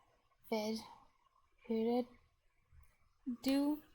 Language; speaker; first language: Danish; non-native, learner; English